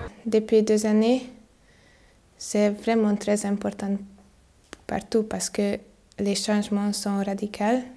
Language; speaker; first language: French; non-native, learner; Hungarian